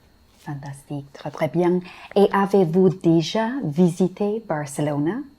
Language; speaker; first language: French; non-native, fluent; English